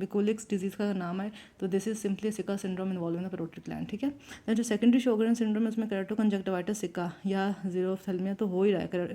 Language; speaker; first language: Hindi; native; Hindi